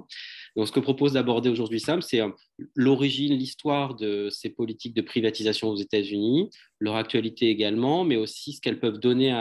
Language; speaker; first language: French; native; French